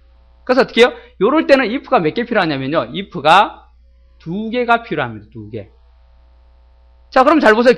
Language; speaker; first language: Korean; native; Korean